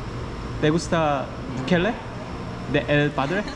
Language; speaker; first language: Spanish; non-native, learner; Korean